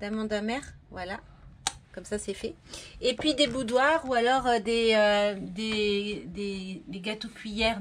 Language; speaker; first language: French; native; French